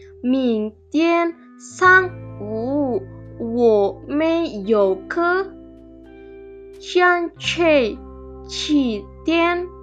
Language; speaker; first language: Chinese; non-native, learner; Indonesian